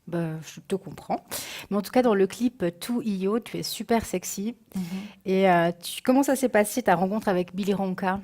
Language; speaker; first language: French; native; French